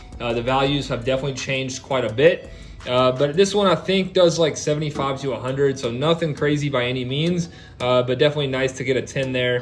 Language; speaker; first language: English; native; English